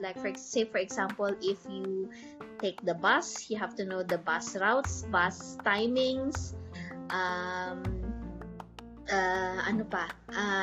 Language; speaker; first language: English; non-native, local second language; Filipino